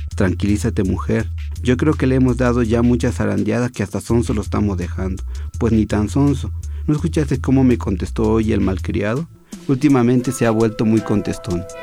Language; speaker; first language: Spanish; native; Spanish